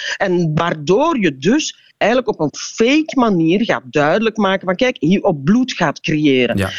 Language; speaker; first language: Dutch; native; Dutch